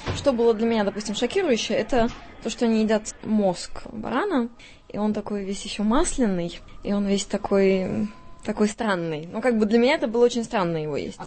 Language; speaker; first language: Russian; native; Russian